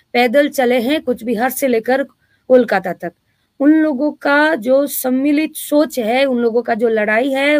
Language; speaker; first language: Hindi; non-native, local second language; Bangla